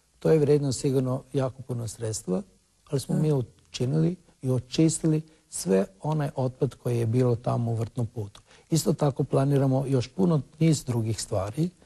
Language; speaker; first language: Croatian; non-native, local second language; Romany